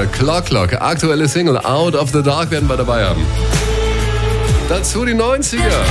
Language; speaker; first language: German; native; German